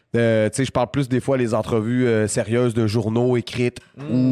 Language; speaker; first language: French; native; French